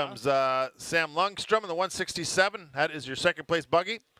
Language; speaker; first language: English; native; English